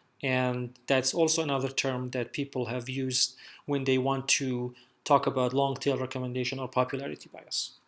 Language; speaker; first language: English; non-native, fluent; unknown